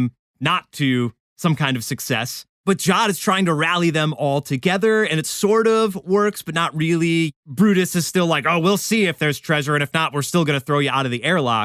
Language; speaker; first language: English; native; English